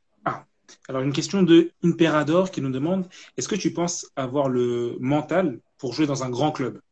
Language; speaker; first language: French; native; French